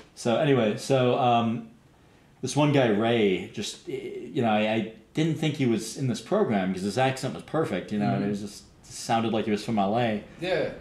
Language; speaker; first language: English; native; English